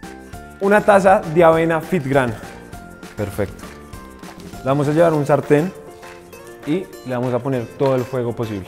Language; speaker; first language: Spanish; native; Spanish